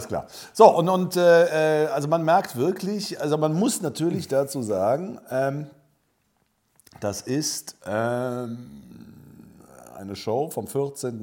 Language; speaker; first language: German; native; German